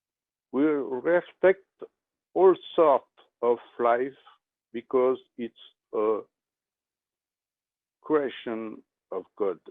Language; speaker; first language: English; non-native, learner; French